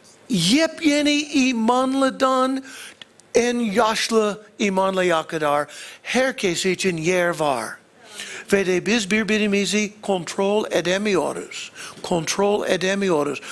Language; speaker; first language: Turkish; non-native, fluent; English